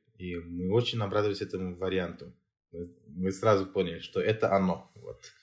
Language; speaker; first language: Russian; non-native, local second language; Kazakh